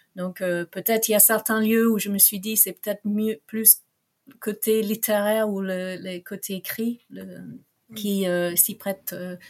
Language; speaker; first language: French; non-native, fluent; English